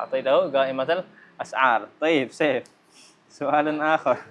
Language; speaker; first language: Arabic; non-native, fluent; Indonesian